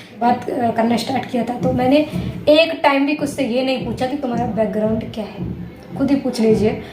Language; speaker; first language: Hindi; native; Hindi